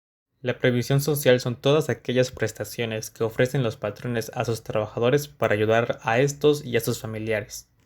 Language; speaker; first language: Spanish; native; Spanish